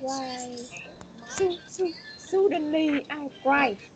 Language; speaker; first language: English; non-native, learner; Vietnamese